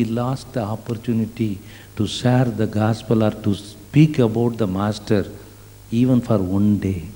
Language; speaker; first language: English; non-native, local second language; Tamil